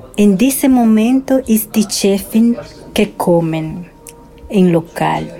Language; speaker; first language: German; non-native, fluent; Spanish